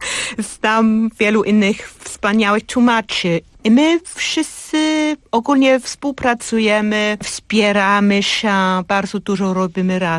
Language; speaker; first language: Polish; non-native, fluent; English